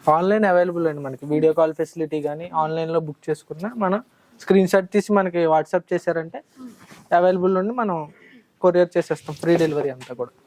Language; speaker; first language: Telugu; non-native, local second language; Tamil